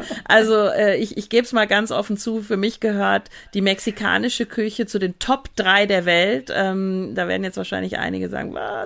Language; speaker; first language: German; native; German